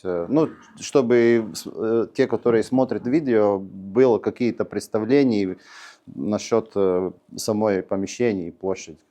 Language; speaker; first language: Russian; non-native, local second language; Latvian